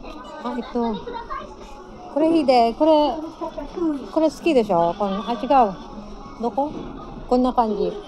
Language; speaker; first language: Japanese; non-native, learner; Filipino